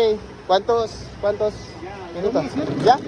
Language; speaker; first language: Spanish; non-native, learner; Filipino